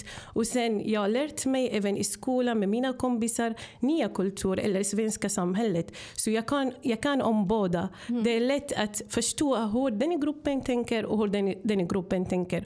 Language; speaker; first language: Swedish; non-native, fluent; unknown